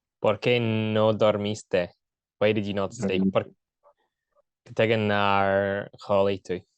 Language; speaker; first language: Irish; non-native, local second language; English